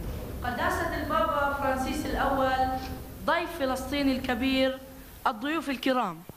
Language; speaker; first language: Arabic; native; Arabic